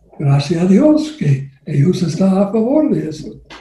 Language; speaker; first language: Spanish; non-native, learner; English